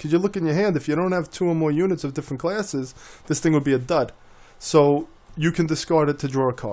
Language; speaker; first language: English; native; English